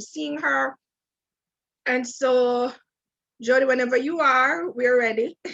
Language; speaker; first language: English; native; English